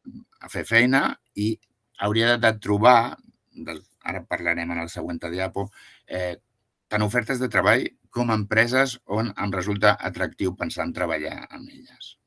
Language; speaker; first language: Catalan; native; Catalan